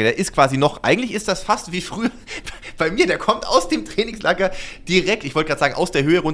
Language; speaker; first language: German; native; German